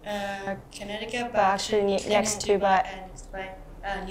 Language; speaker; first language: English; non-native, learner; Japanese